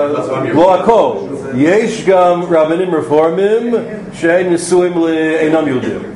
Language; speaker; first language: Hebrew; non-native, fluent; English